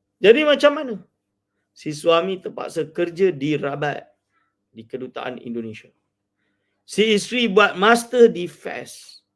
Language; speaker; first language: Malay; native; Malay